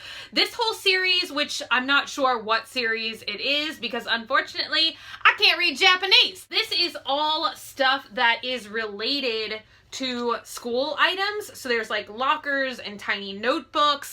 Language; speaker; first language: English; native; English